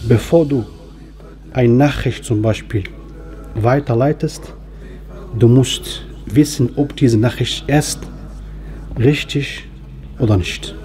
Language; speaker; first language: German; non-native, fluent; Arabic